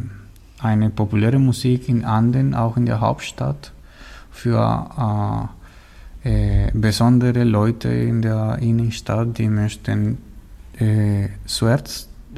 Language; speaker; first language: German; non-native, learner; Spanish